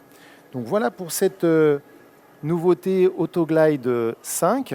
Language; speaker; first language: French; native; French